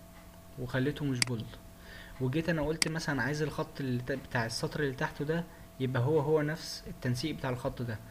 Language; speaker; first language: Arabic; native; Arabic